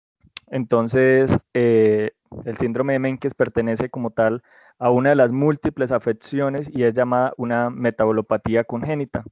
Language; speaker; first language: Spanish; native; Spanish